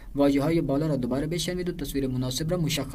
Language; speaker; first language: Persian; non-native, fluent; Urdu